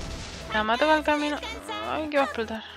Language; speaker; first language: Spanish; native; Spanish